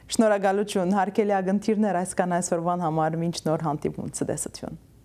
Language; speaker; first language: Armenian; early bilingual, heritage; Armenian